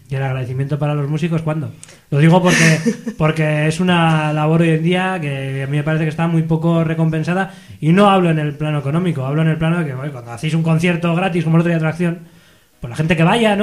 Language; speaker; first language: Spanish; native; Spanish